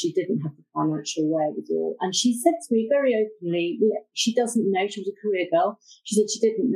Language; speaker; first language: English; native; English